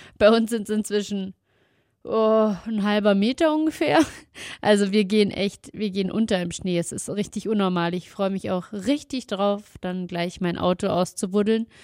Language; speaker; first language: German; native; German